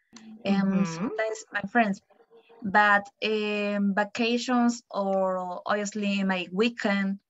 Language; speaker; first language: English; non-native, learner; Spanish